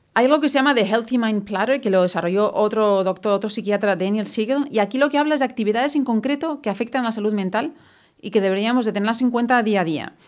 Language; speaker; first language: Spanish; native; Spanish